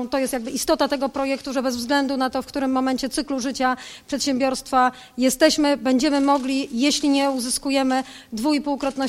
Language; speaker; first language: Polish; native; Polish